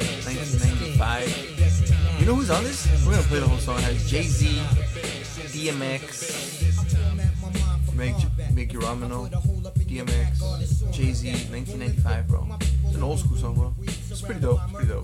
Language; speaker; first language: English; early bilingual, other home language; Spanish